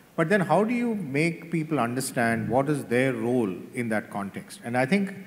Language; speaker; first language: English; non-native, local second language; Tamil